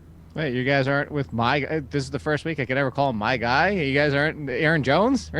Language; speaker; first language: English; native; English